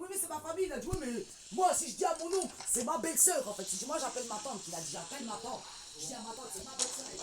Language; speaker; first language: French; native; French